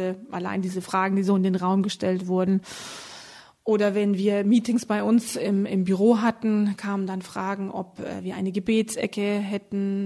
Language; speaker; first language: German; early bilingual, other home language; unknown